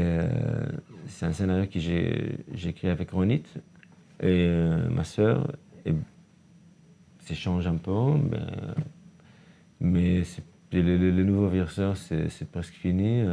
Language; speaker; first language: French; non-native, learner; Hebrew